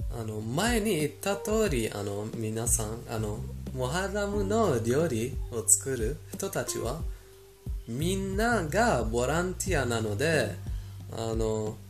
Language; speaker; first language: Japanese; non-native, fluent; Persian